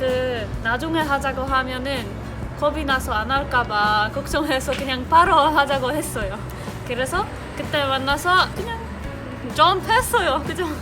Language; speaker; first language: Korean; non-native, fluent; Polish